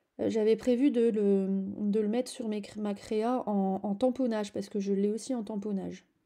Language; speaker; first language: French; native; French